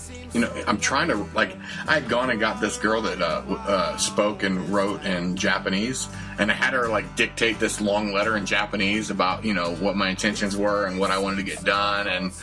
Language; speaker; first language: English; native; English